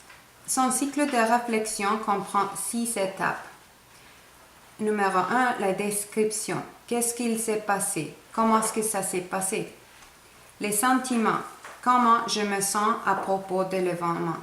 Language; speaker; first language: French; non-native, fluent; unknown